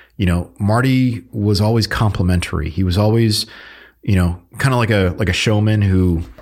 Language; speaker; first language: English; early bilingual, other home language; Filipino